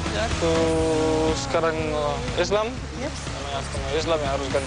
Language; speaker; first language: Indonesian; non-native, learner; Dutch